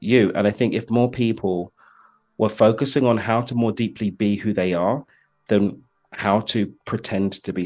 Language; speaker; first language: English; native; English